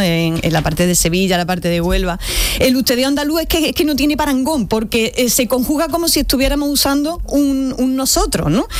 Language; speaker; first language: Spanish; native; Spanish